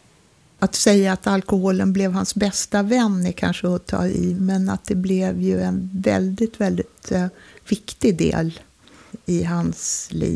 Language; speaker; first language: Swedish; native; Swedish